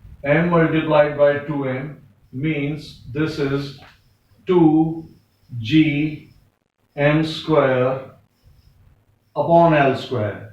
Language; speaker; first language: English; non-native, local second language; Hindi